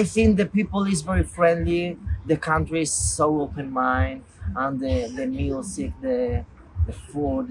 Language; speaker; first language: English; non-native, local second language; Spanish